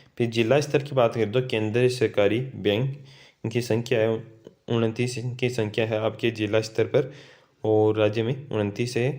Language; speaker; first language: Hindi; native; Hindi